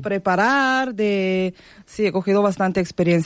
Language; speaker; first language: Spanish; non-native, fluent; Bulgarian